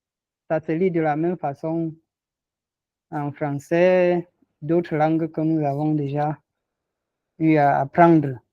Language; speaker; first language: French; non-native, local second language; Ghomala